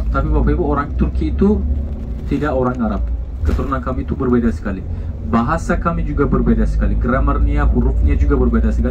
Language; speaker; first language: Indonesian; non-native, fluent; Turkish